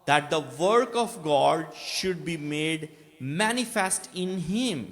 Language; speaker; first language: English; non-native, local second language; Urdu